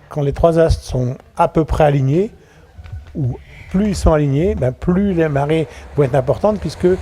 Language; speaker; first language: French; native; French